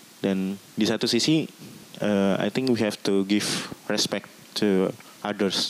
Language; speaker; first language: English; non-native, learner; Indonesian